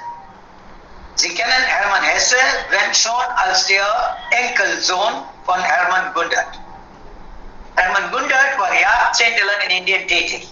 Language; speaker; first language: German; non-native, fluent; Tamil